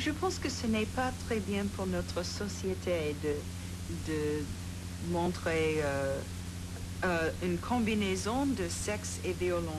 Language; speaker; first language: French; non-native, fluent; English